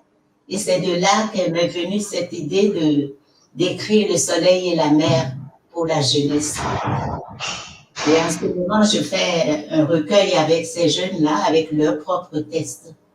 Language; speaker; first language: French; non-native, local second language; Fon